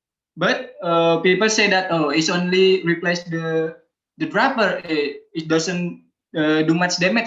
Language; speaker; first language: English; non-native, learner; Indonesian